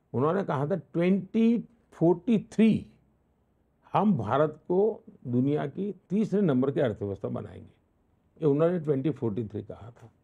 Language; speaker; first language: Hindi; non-native, local second language; Gujarati